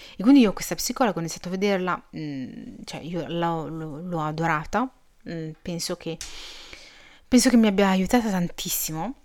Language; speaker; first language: Italian; early bilingual, other home language; Arabic